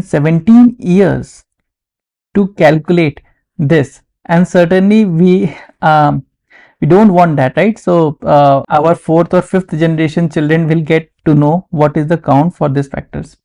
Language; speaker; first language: English; non-native, local second language; Hindi